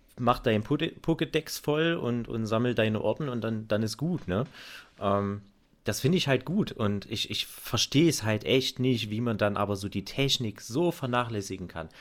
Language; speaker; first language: German; native; German